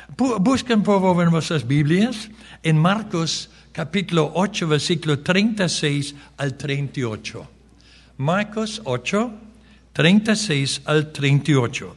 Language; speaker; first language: Spanish; early bilingual, other home language; German